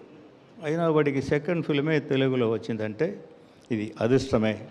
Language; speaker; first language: Telugu; non-native, learner; Tamil